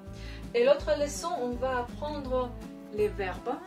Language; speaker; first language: French; non-native, fluent; Russian